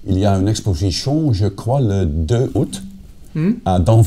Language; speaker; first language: French; non-native, fluent; Dutch